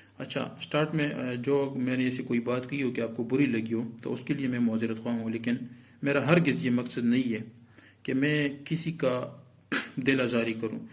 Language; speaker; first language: Urdu; non-native, local second language; Pashto